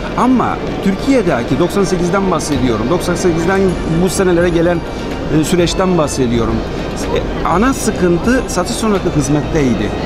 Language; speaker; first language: Turkish; early bilingual, heritage; Turkish